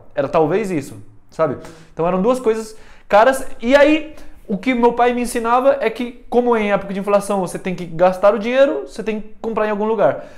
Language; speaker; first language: Portuguese; early bilingual, heritage; Portuguese